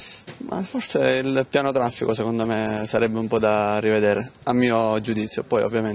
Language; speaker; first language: Italian; native; Italian